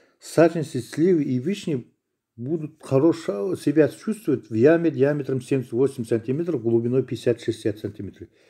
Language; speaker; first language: Russian; non-native, local second language; Kazakh